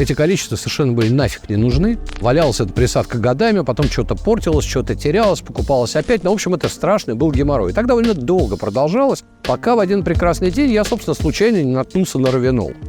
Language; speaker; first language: Russian; native; Russian